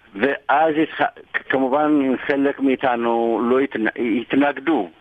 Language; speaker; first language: Hebrew; non-native, fluent; Amharic